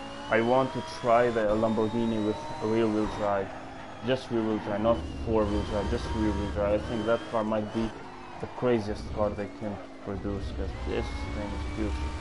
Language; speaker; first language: English; non-native, fluent; Italian